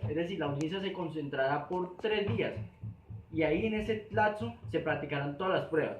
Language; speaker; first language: Spanish; native; Spanish